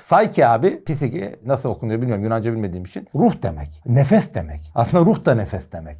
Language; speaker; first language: Turkish; native; Turkish